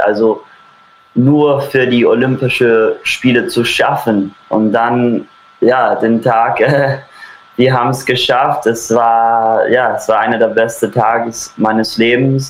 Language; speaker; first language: German; early bilingual, heritage; German